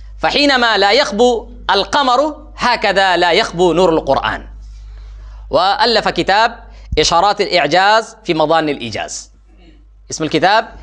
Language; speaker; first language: Arabic; non-native, fluent; Urdu